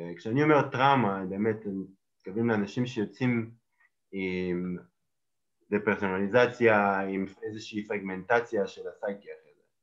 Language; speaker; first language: Hebrew; native; Hebrew